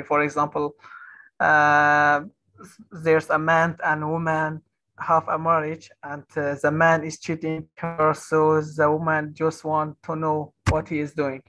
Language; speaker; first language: English; non-native, learner; Kurdish